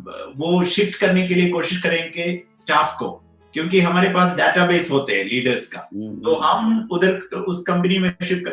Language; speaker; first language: Hindi; non-native, local second language; Malayalam